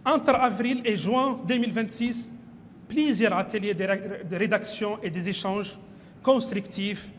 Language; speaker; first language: French; non-native, local second language; Arabic